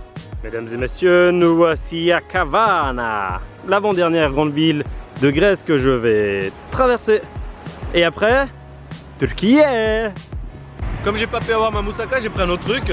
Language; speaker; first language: French; native; French